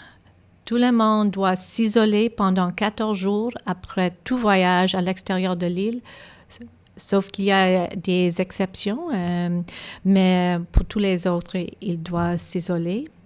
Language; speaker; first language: French; non-native, local second language; English